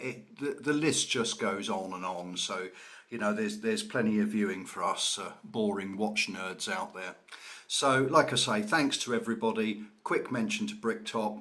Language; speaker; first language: English; native; English